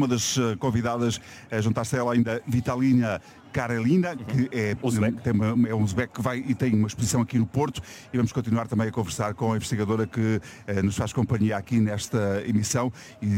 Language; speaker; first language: Portuguese; native; Portuguese